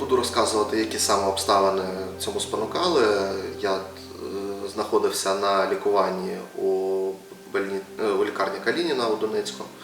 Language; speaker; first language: Ukrainian; native; Ukrainian